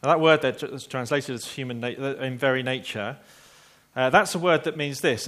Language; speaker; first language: English; native; English